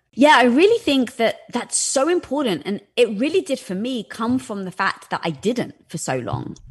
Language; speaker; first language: English; native; English